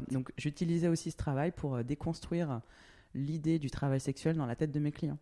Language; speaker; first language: French; native; French